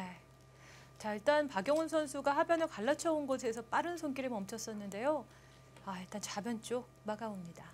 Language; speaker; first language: Korean; native; Korean